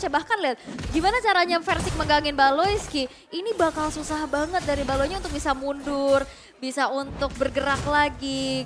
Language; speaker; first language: Indonesian; native; Indonesian